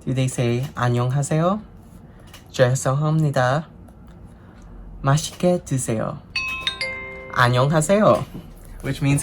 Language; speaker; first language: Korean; non-native, learner; English